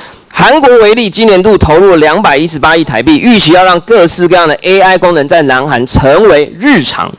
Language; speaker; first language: Chinese; native; Chinese